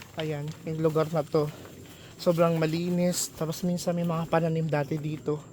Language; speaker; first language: Filipino; non-native, local second language; Aklanon